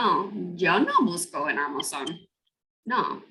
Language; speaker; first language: Spanish; non-native, fluent; English